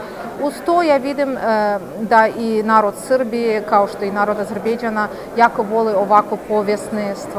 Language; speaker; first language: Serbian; non-native, fluent; Azerbaijani